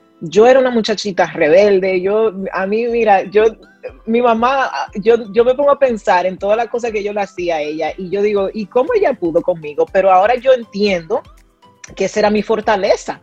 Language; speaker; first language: Spanish; early bilingual, heritage; Spanish